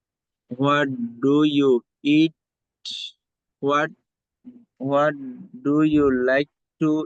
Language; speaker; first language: English; non-native, learner; Bangla